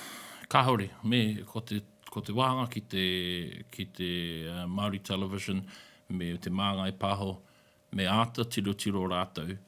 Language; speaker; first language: Māori; non-native, local second language; English